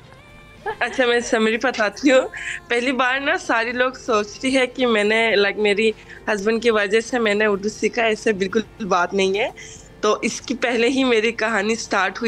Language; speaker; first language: Hindi; non-native, fluent; Turkish